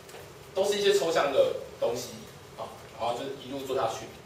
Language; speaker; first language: Chinese; native; Chinese